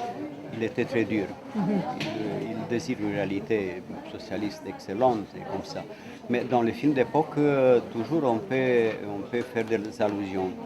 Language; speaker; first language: French; non-native, fluent; Romanian